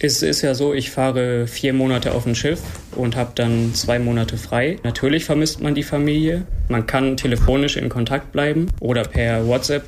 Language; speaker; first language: German; native; German